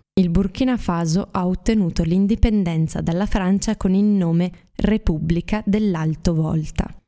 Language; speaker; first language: Italian; native; Italian